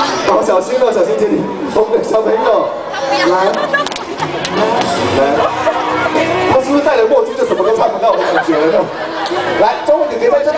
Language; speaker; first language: Chinese; native; Chinese